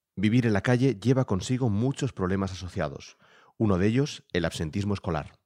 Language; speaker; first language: Spanish; native; Spanish